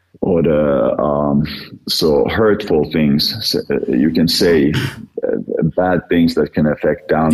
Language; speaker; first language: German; non-native, fluent; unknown